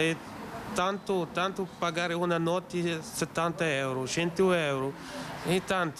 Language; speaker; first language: Italian; non-native, learner; Arabic